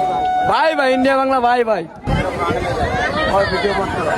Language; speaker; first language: Hindi; non-native, learner; Bangla